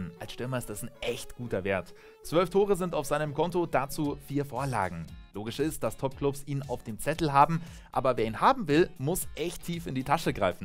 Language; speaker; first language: German; native; German